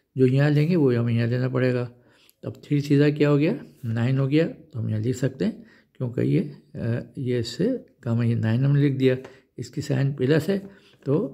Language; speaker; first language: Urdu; non-native, local second language; Punjabi